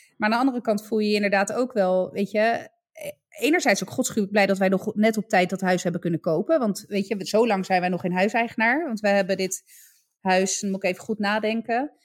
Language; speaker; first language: Dutch; native; Dutch